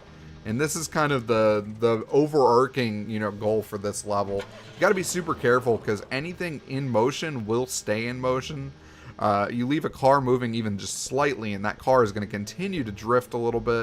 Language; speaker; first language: English; native; English